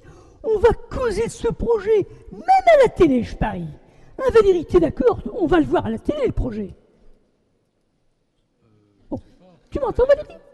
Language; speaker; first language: French; native; French